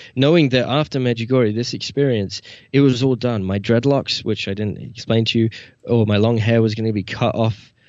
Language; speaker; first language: English; native; English